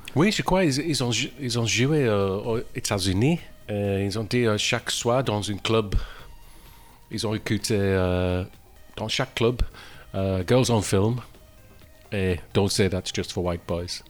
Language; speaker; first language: French; non-native, learner; English